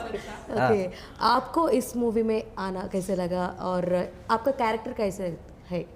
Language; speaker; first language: Hindi; non-native, local second language; Telugu